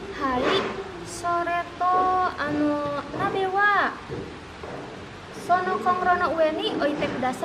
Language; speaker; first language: Japanese; non-native, learner; Indonesian